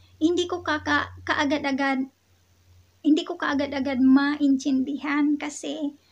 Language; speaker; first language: Filipino; non-native, local second language; Hiligaynon